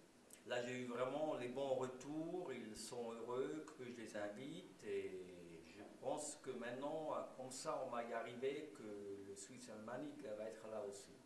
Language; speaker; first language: French; non-native, local second language; German